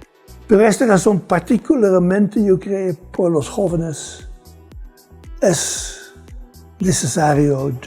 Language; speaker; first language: Spanish; non-native, fluent; Dutch